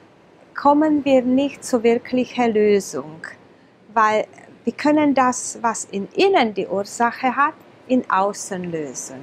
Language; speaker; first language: German; non-native, fluent; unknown